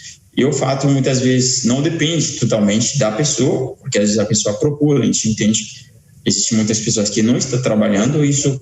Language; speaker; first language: Portuguese; non-native, fluent; Haitian Creole